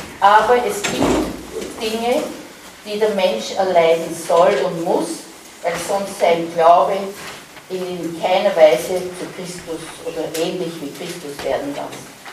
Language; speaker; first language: German; native; German